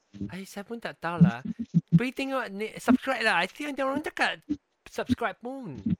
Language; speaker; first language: Malay; non-native, local second language; Chinese